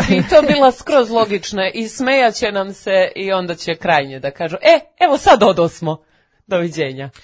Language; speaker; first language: Serbian; native; Serbian